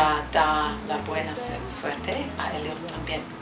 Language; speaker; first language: Spanish; non-native, learner; English